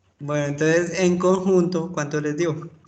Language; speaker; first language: Spanish; native; Spanish